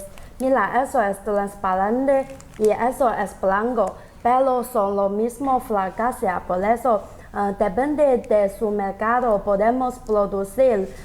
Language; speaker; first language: Spanish; non-native, learner; Chinese